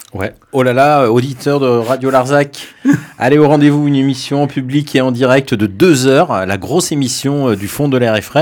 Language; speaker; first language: French; native; French